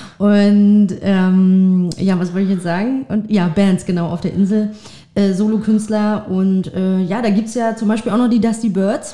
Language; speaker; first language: German; native; German